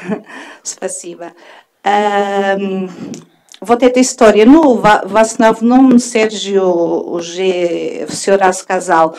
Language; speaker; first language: Russian; non-native, fluent; Portuguese